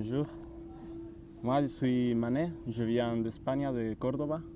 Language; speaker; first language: French; non-native, learner; Spanish